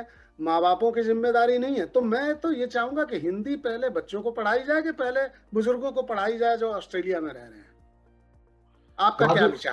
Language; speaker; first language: Hindi; native; Hindi